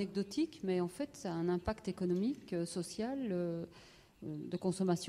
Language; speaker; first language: French; native; French